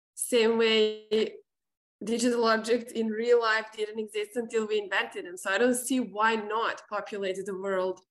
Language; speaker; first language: English; non-native, fluent; Serbian